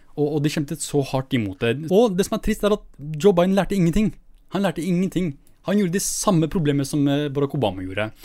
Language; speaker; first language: Norwegian; early bilingual, other home language; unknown